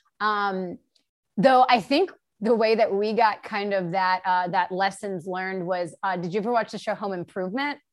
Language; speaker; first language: English; native; English